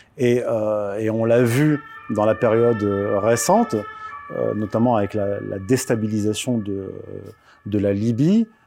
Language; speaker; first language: French; early bilingual, other home language; Berber languages